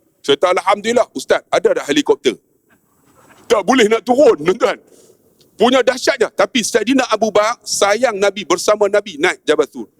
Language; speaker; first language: Malay; native; Malay